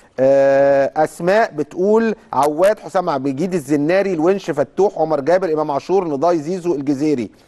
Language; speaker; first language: Arabic; native; Arabic